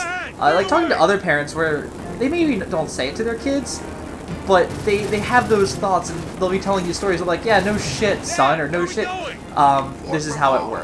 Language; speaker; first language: English; native; English